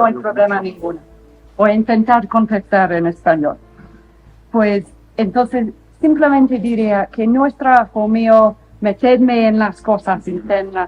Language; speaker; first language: Spanish; non-native, fluent; English